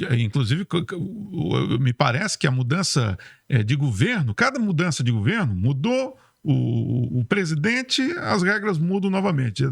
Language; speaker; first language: Portuguese; native; Portuguese